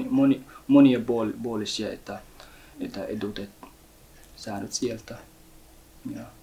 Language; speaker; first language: Finnish; non-native, learner; Somali